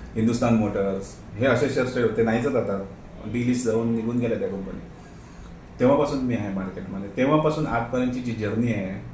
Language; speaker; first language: Marathi; non-native, local second language; Konkani